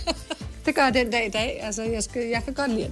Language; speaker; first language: Danish; native; Danish